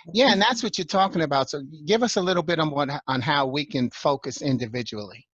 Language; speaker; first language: English; native; English